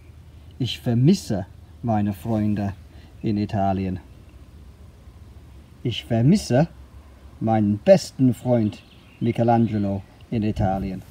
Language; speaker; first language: German; non-native, fluent; English